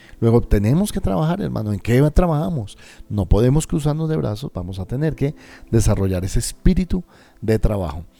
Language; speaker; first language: Spanish; native; Spanish